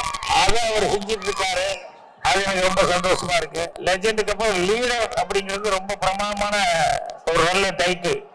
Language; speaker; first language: Tamil; native; Tamil